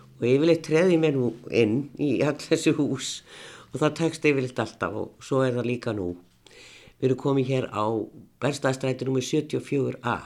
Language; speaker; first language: Icelandic; native; Icelandic